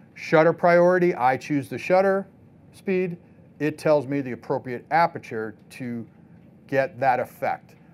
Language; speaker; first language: English; native; English